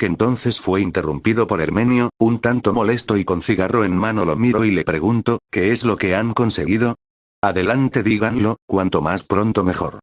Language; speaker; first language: Spanish; native; Spanish